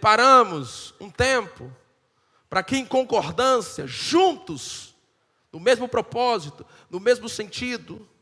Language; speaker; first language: Portuguese; native; Portuguese